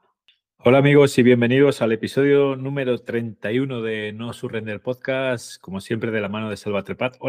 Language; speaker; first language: Spanish; native; Spanish